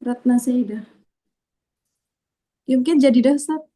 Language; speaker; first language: Arabic; non-native, learner; Indonesian